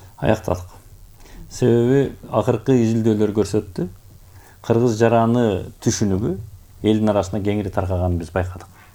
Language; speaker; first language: Kyrgyz; native; Kyrgyz